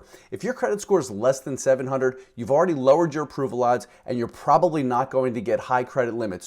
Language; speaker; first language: English; native; English